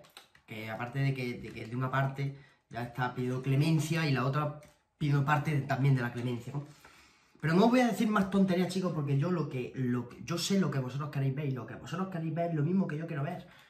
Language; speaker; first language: Spanish; native; Spanish